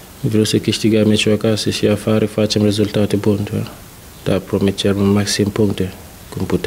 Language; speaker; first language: Romanian; non-native, learner; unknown